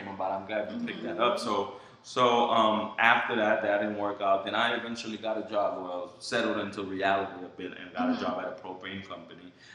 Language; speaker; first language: English; early bilingual, other home language; Haitian Creole